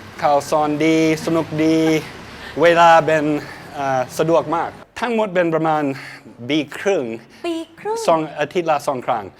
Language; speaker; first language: Thai; non-native, learner; English